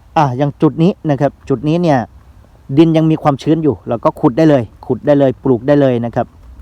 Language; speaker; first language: Thai; non-native, local second language; Northeastern Thai